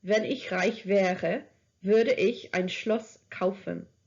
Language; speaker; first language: German; non-native, fluent; English